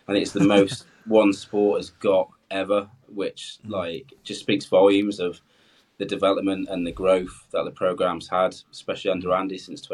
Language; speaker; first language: English; native; English